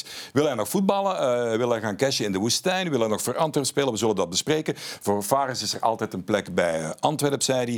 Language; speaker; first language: Dutch; native; Dutch